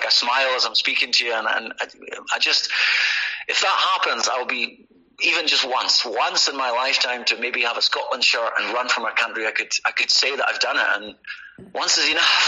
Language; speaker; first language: English; native; English